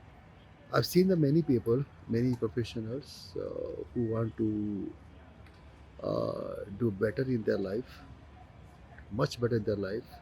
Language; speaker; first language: English; non-native, local second language; Hindi